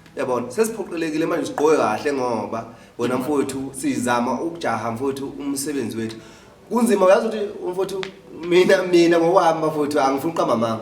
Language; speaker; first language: Zulu; native; Zulu